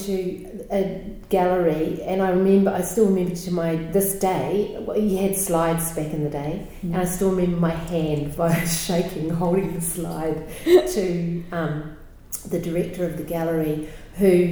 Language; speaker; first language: English; native; English